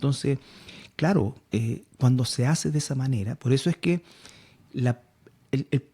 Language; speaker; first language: Spanish; native; Spanish